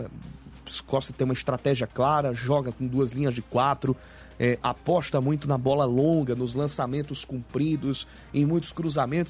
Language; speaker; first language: Portuguese; native; Portuguese